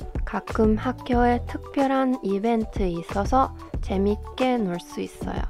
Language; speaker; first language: Korean; non-native, learner; English